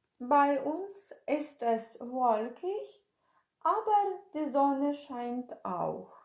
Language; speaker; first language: German; non-native, fluent; Ukrainian